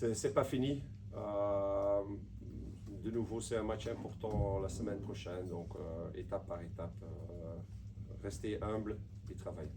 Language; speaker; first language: French; non-native, local second language; Dutch